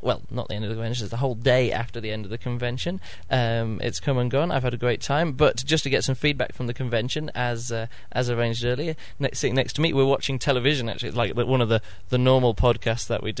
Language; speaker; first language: English; native; English